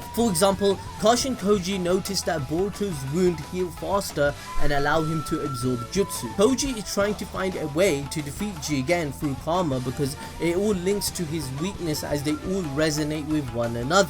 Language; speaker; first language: English; native; English